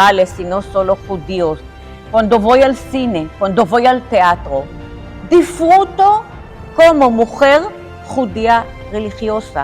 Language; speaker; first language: Spanish; non-native, fluent; Hebrew